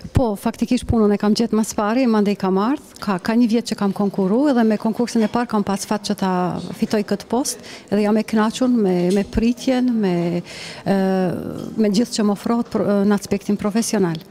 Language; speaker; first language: Albanian; native; Albanian